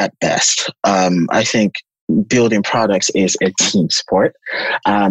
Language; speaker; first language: English; non-native, local second language; Yoruba